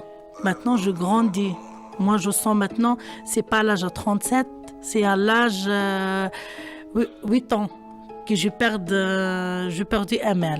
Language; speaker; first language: French; non-native, learner; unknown